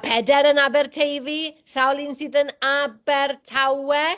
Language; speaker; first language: Welsh; native; Welsh